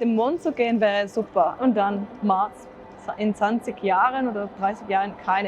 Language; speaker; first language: German; non-native, learner; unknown